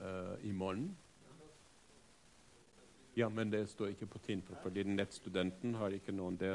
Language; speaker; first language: Norwegian; non-native, fluent; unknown